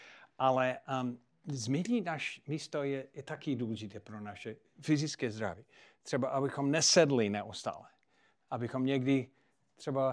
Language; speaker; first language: Czech; non-native, fluent; English